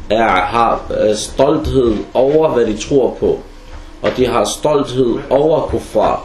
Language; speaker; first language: Danish; non-native, fluent; Arabic